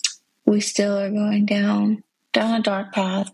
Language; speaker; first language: English; native; English